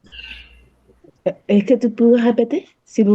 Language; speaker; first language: French; non-native, learner; Spanish